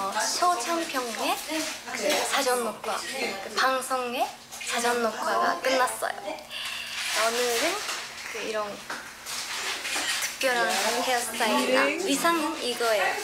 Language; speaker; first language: Korean; non-native, fluent; Japanese